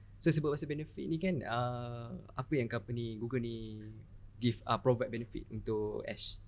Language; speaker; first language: Malay; native; Malay